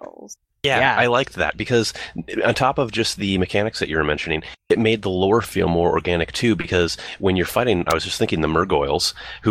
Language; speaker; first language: English; native; English